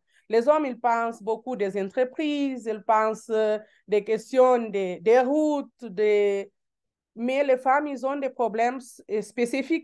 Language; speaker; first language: French; non-native, learner; Portuguese